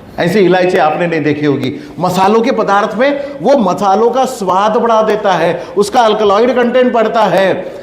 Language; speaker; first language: Hindi; non-native, local second language; Kannada